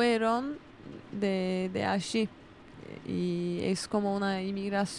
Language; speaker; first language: Spanish; non-native, fluent; Kurdish